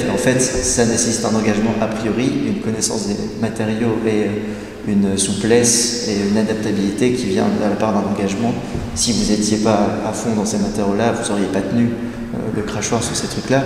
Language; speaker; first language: French; native; French